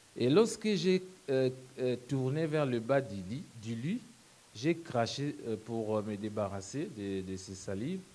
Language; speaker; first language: French; non-native, local second language; Lingala